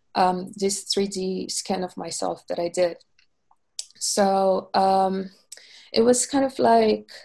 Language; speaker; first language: English; non-native, fluent; Portuguese